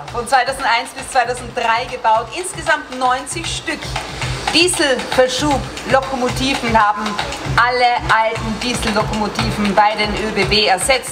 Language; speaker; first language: German; native; German